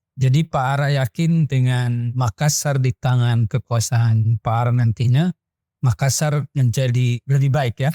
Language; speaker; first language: Indonesian; native; Indonesian